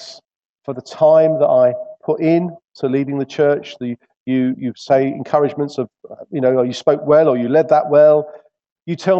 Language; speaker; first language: English; native; English